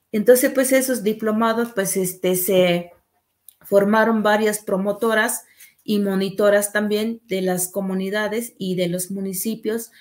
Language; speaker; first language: Spanish; non-native, local second language; Tzeltal